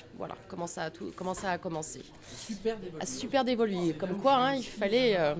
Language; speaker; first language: French; native; French